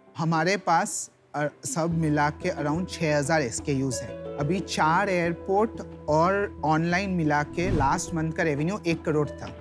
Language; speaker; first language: Hindi; non-native, local second language; Bangla